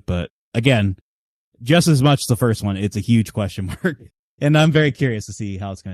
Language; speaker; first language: English; native; English